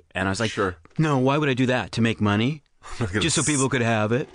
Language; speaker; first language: English; native; English